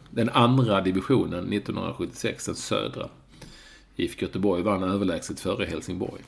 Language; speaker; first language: Swedish; native; Swedish